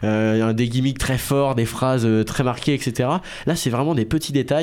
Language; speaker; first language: French; native; French